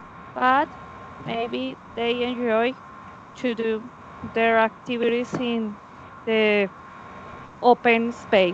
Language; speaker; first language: English; non-native, learner; Spanish